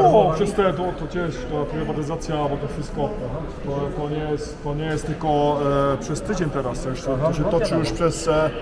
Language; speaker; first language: Polish; early bilingual, heritage; Polish